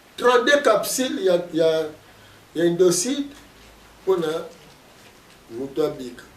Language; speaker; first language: Lingala; non-native, local second language; Kongo